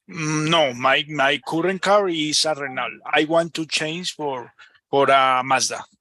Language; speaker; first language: English; non-native, learner; Spanish